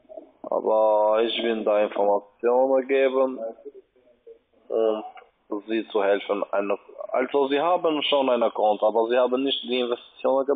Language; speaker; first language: German; non-native, learner; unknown